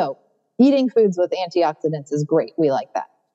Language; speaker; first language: English; native; English